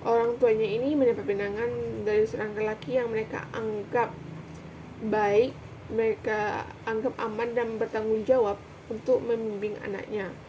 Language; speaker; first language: Indonesian; native; Indonesian